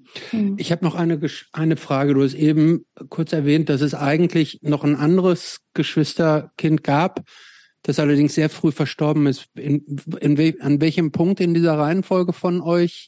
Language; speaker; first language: German; native; German